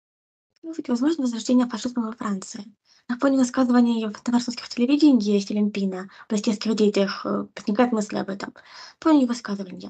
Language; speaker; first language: Russian; native; Russian